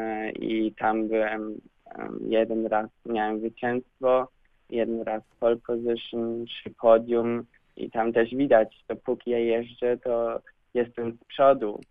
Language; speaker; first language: Polish; early bilingual, heritage; Polish